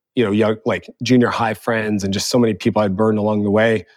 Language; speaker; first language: English; native; English